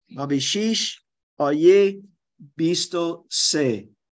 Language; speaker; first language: Persian; non-native, learner; German